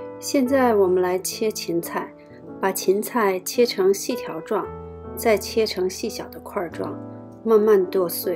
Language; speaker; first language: Chinese; native; Chinese